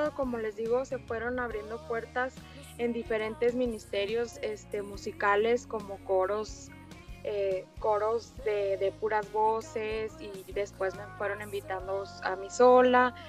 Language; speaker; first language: Spanish; native; Spanish